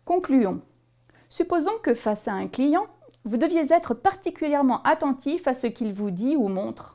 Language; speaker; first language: French; native; French